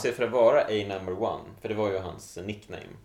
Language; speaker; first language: Swedish; native; Swedish